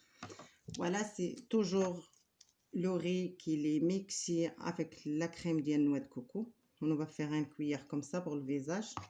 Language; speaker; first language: French; non-native, learner; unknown